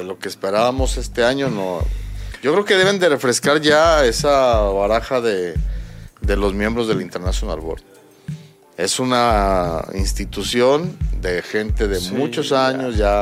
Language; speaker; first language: Spanish; native; Spanish